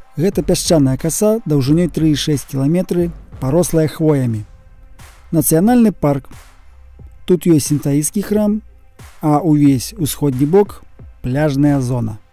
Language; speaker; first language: Belarusian; non-native, local second language; Russian